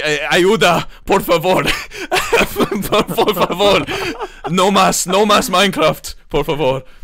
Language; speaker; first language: Spanish; non-native, learner; English